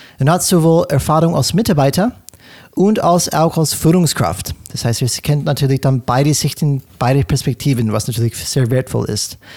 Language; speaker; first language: German; non-native, fluent; English